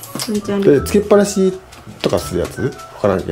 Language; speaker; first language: Japanese; native; Japanese